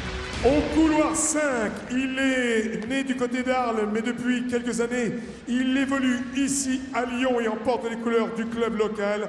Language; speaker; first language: French; native; French